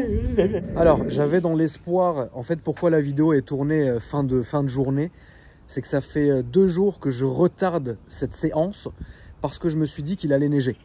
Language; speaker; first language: French; native; French